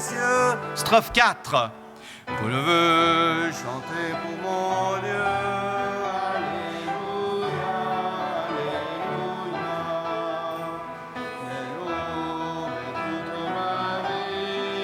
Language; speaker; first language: French; native; French